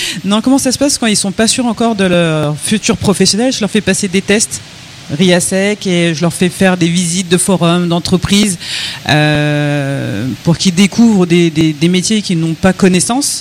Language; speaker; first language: French; native; French